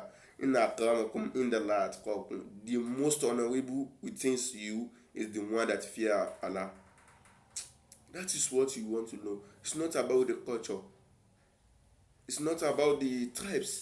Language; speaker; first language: English; non-native, local second language; Yoruba